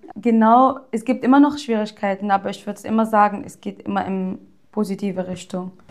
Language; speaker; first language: German; early bilingual, other home language; Arabic